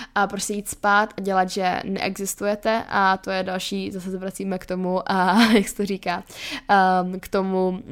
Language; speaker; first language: Czech; native; Czech